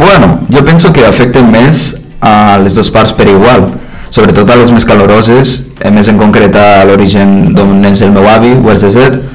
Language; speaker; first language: Catalan; early bilingual, other home language; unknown